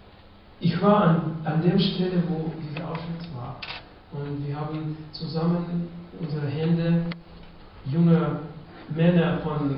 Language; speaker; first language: German; non-native, fluent; Russian